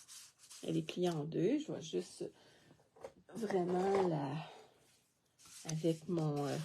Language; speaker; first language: French; native; French